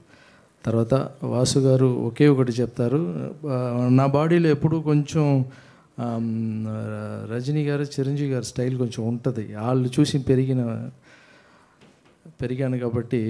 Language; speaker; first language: Telugu; non-native, fluent; Tamil